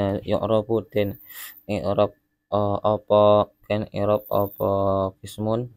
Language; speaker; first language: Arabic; non-native, fluent; Javanese